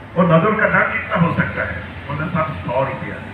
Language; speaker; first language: Hindi; non-native, local second language; Assamese